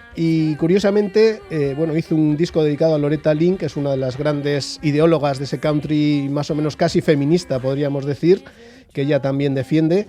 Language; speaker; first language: Spanish; native; Spanish